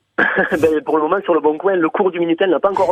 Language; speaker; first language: French; native; French